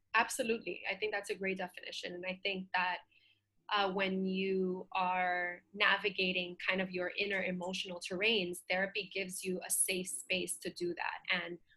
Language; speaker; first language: English; native; English